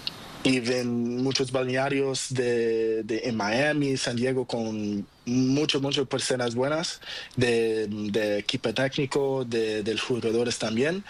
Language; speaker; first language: Spanish; non-native, learner; Portuguese